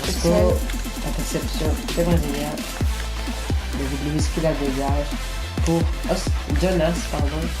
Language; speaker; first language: French; native; French